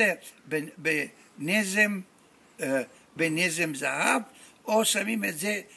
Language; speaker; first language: Hebrew; non-native, fluent; Arabic